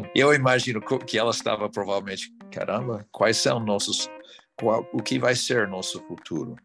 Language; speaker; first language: Portuguese; non-native, fluent; English